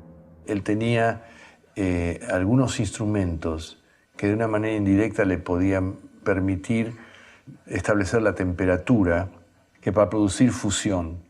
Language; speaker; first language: Spanish; native; Spanish